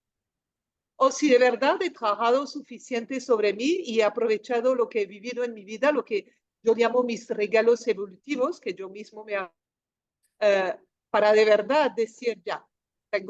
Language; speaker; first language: Spanish; non-native, fluent; French